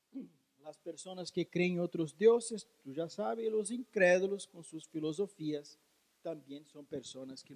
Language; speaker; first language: Spanish; non-native, learner; Portuguese